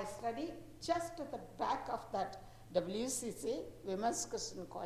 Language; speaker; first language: English; non-native, local second language; Tamil